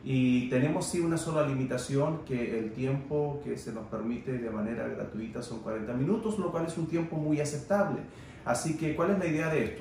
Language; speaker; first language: Spanish; native; Spanish